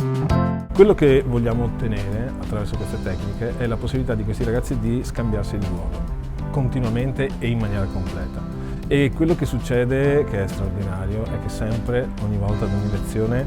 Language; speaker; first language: Italian; native; Italian